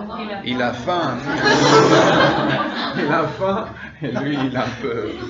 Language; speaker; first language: French; non-native, fluent; English